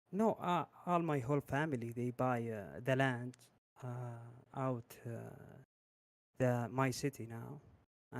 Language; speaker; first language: English; non-native, learner; Arabic